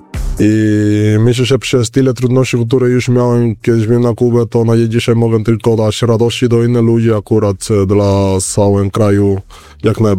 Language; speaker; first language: Polish; non-native, learner; Spanish